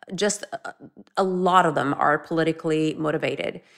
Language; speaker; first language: English; non-native, fluent; Norwegian